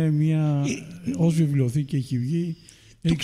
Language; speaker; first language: Greek; native; Greek